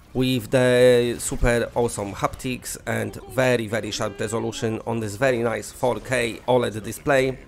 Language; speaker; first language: English; non-native, fluent; Polish